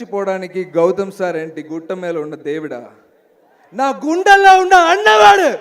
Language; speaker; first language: Telugu; non-native, learner; Malayalam